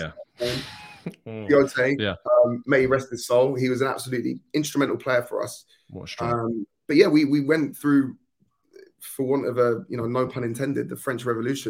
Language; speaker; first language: English; native; English